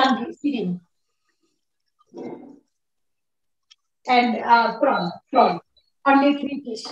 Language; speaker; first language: English; non-native, learner; Bangla